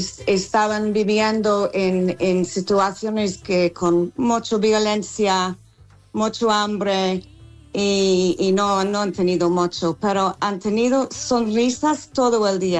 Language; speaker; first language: Spanish; non-native, fluent; English